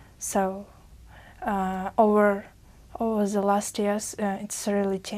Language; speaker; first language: English; non-native, learner; Uzbek